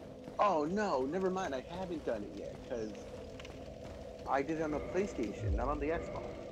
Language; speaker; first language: English; native; English